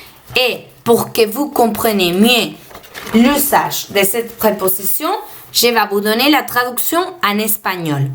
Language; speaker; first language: French; non-native, fluent; Spanish